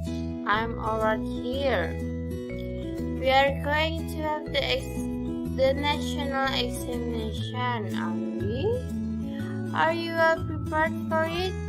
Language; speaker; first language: English; non-native, fluent; Indonesian